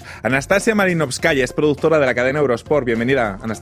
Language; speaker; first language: Spanish; native; Spanish